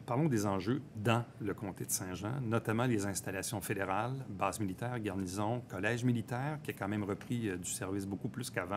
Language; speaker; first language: French; native; French